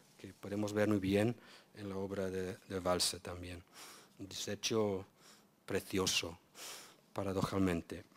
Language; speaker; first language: Spanish; non-native, fluent; English